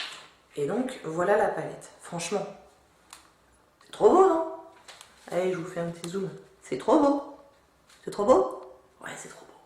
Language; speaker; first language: French; native; French